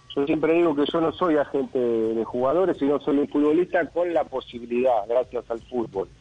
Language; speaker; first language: Spanish; native; Spanish